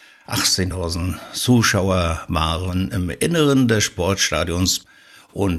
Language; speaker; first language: German; native; German